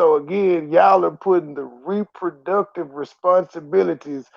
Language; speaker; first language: English; native; English